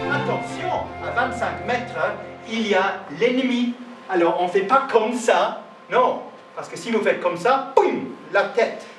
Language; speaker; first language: French; non-native, fluent; English